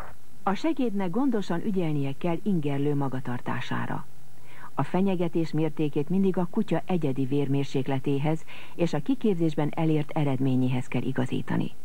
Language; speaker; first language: Hungarian; native; Hungarian